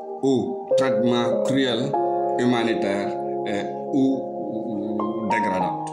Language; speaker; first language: French; non-native, local second language; Wolof